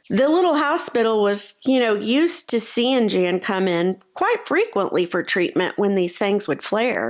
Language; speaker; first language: English; native; English